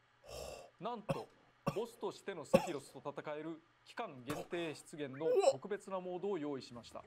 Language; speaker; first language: Japanese; native; Japanese